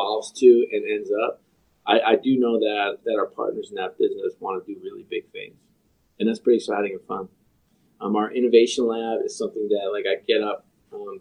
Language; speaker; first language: English; native; English